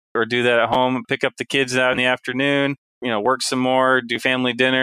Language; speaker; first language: English; native; English